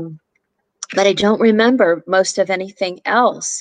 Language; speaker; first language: English; native; English